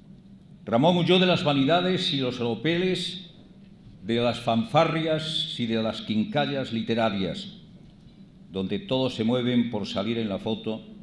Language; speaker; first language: Spanish; native; Spanish